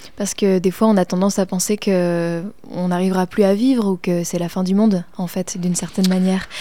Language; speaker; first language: French; native; French